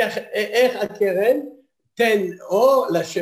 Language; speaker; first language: Hebrew; non-native, fluent; French